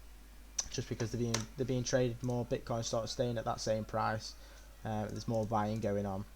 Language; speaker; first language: English; native; English